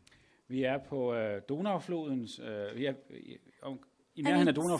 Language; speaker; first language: Danish; native; Danish